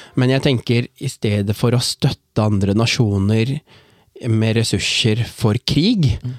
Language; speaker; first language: Norwegian; early bilingual, other home language; Tamil